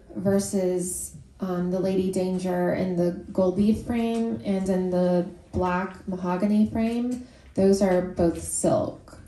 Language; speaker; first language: English; native; English